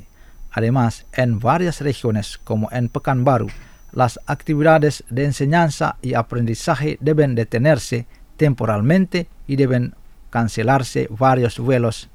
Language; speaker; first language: Spanish; non-native, fluent; Indonesian